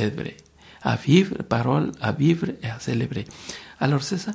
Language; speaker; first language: French; non-native, fluent; Spanish